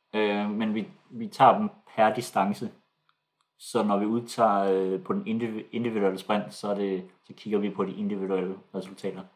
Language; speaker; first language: Danish; native; Danish